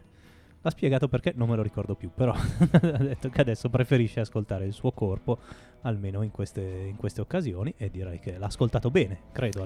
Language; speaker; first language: Italian; native; Italian